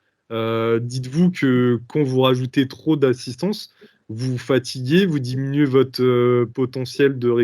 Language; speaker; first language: French; native; French